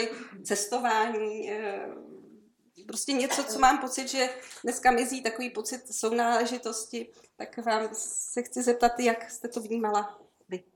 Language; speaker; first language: Czech; native; Czech